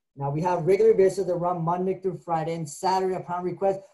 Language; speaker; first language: English; native; English